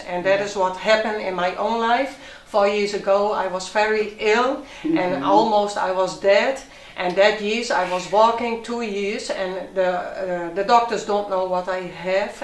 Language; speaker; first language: English; non-native, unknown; Dutch